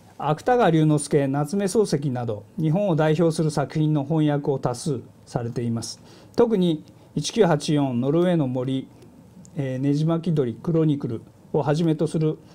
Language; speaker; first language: Japanese; native; Japanese